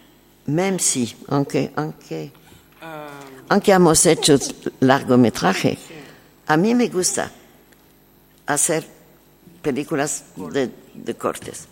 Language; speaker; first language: Spanish; non-native, learner; French